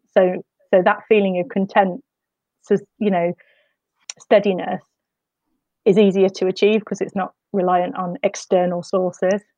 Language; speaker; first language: English; native; English